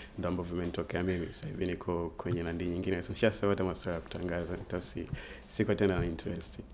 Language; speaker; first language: Swahili; native; Swahili